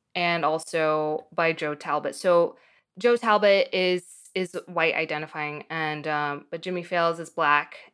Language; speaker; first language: English; early bilingual, other home language; Arabic